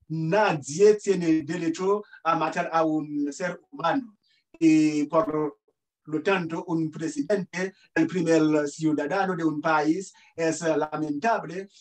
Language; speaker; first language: Spanish; non-native, fluent; Haitian Creole